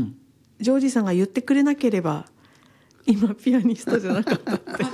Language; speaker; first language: Japanese; native; Japanese